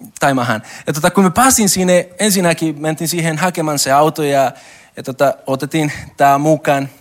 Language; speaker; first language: Finnish; non-native, learner; Spanish